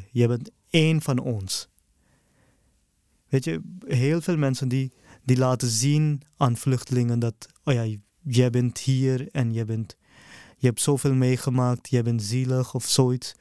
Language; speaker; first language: Dutch; early bilingual, other home language; Urdu